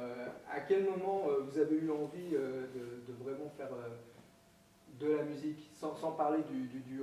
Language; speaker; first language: French; native; French